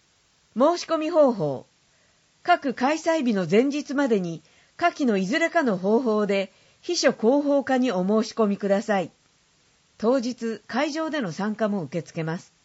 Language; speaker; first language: Japanese; native; Japanese